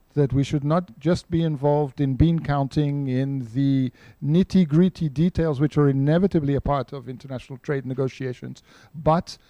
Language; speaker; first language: English; non-native, fluent; Portuguese